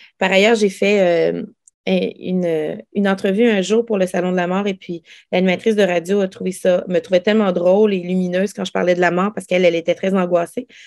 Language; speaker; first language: French; early bilingual, other home language; Lao